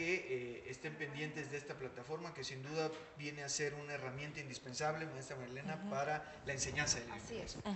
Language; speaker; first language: Spanish; native; Spanish